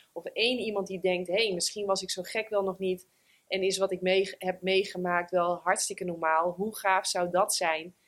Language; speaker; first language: Dutch; native; Dutch